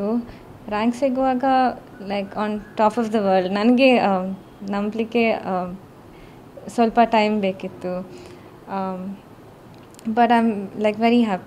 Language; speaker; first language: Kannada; non-native, local second language; Konkani